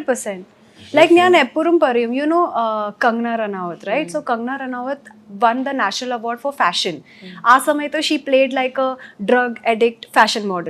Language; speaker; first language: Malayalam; non-native, local second language; Hindi